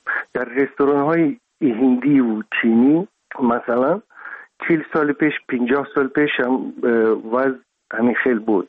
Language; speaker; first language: Persian; non-native, local second language; Russian